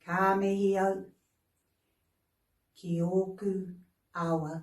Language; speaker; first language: Māori; non-native, local second language; English